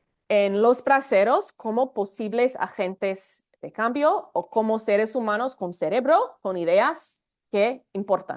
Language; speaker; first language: Spanish; non-native, fluent; English